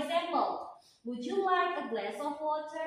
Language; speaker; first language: English; non-native, fluent; Indonesian